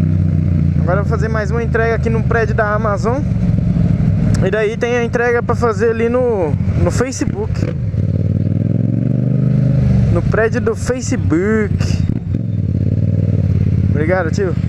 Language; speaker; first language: Portuguese; native; Portuguese